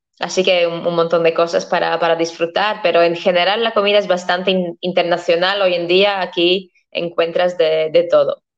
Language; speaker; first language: Spanish; non-native, fluent; Latvian